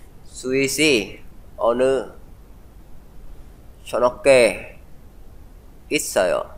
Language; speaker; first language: Korean; non-native, fluent; Vietnamese